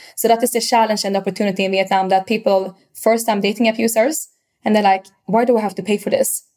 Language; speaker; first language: English; non-native, fluent; Swedish